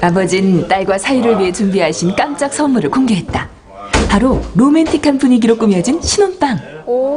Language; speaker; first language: Korean; native; Korean